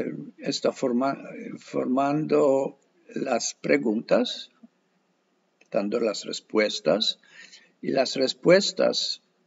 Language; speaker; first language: Spanish; non-native, fluent; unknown